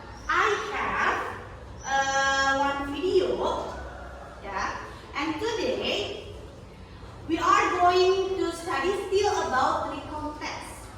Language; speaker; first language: English; non-native, local second language; Indonesian